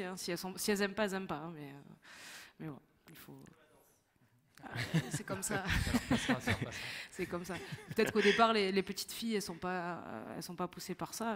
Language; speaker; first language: French; native; French